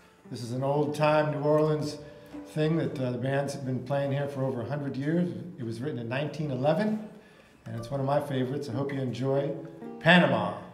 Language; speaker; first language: English; native; English